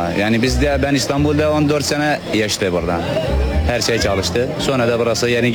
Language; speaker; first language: Turkish; non-native, local second language; Arabic